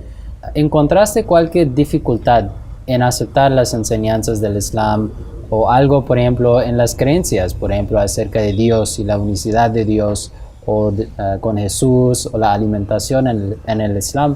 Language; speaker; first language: Spanish; non-native, fluent; English